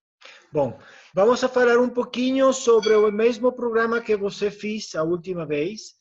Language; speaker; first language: Portuguese; non-native, learner; Spanish